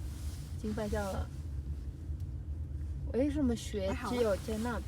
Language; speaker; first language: Chinese; non-native, learner; Indonesian